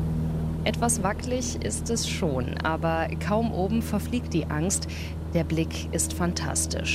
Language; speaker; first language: German; native; German